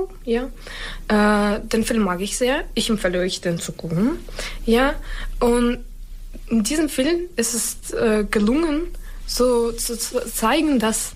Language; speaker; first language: German; non-native, learner; Ukrainian